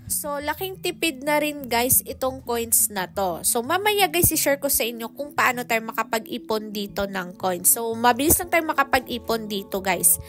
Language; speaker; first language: Filipino; non-native, local second language; Cebuano